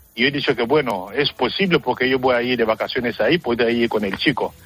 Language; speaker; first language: Spanish; non-native, fluent; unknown